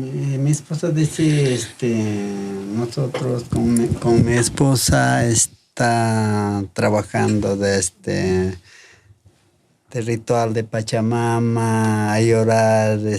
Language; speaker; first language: Spanish; non-native, local second language; Quechua